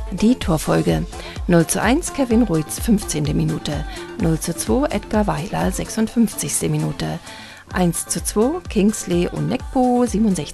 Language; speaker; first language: German; native; German